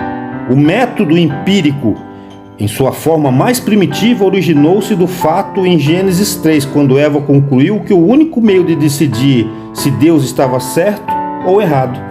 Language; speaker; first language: Portuguese; native; Portuguese